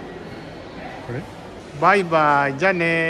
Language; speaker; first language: Japanese; non-native, learner; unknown